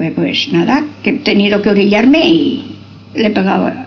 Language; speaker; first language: Spanish; non-native, local second language; Basque